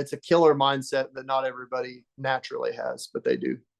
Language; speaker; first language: English; native; English